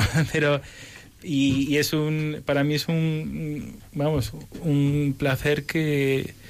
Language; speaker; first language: Spanish; early bilingual, other home language; English